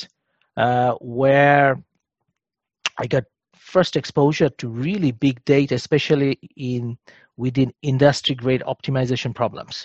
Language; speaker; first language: English; non-native, local second language; Bangla